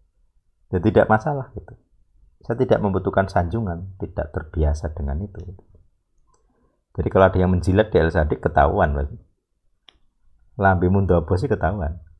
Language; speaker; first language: Indonesian; native; Indonesian